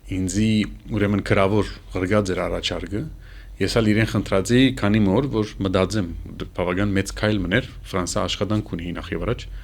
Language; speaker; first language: Armenian; early bilingual, heritage; Armenian